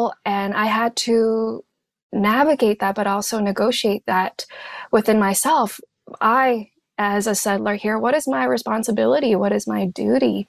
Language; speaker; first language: English; non-native, local second language; Cantonese